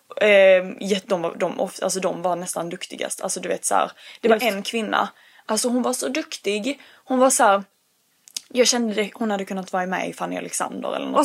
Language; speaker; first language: Swedish; early bilingual, other home language; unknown